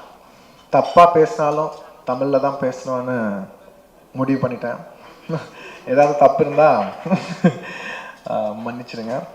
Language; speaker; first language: Tamil; non-native, local second language; Telugu